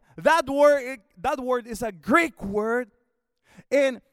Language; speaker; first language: English; non-native, fluent; Spanish